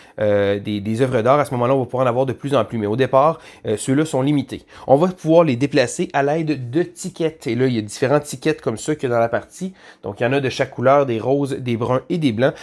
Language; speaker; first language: French; native; French